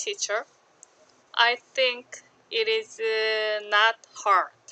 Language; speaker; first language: English; non-native, learner; Korean